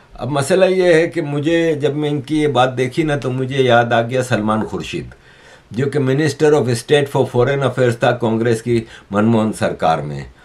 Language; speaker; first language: Urdu; native; Urdu